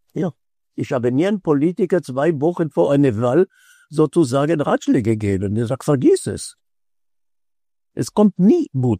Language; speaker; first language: German; non-native, fluent; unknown